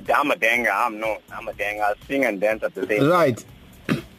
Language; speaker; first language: English; non-native, local second language; Zulu